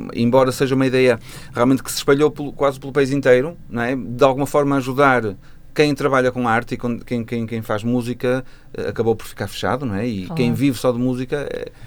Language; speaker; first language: Portuguese; native; Portuguese